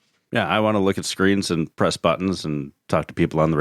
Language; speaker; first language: English; native; English